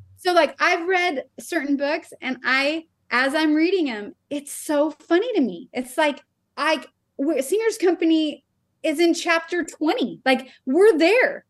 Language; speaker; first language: English; native; English